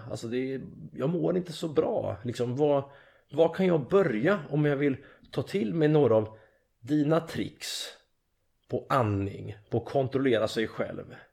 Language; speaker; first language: Swedish; native; Swedish